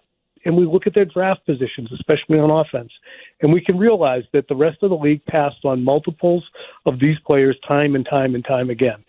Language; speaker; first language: English; native; English